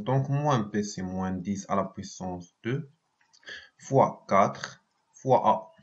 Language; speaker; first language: French; non-native, local second language; Arabic